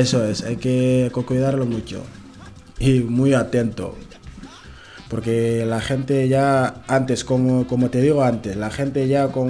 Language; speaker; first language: Spanish; non-native, learner; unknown